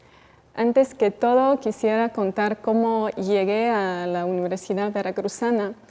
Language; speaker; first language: Spanish; non-native, fluent; Chinese